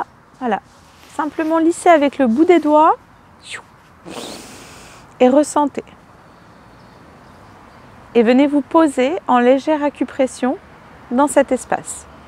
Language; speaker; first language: French; native; French